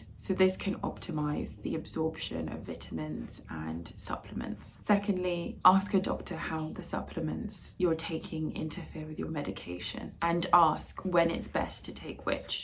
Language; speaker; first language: English; native; English